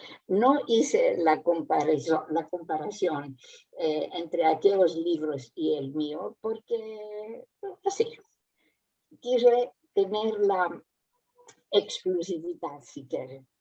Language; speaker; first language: Spanish; early bilingual, heritage; Ladino